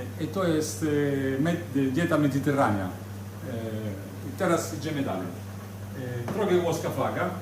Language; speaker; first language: Polish; non-native, learner; Italian